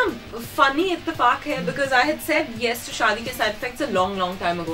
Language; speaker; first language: English; non-native, local second language; Tamil